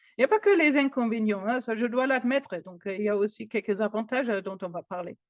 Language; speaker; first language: French; non-native, fluent; German